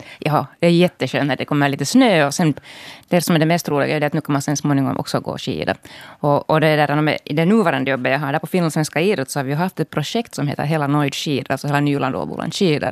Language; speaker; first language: Swedish; native; Swedish